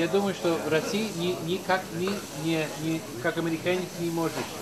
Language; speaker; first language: Russian; early bilingual, heritage; Russian